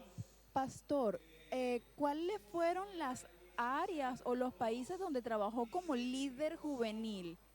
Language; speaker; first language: Spanish; native; Spanish